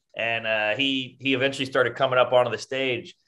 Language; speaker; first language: English; native; English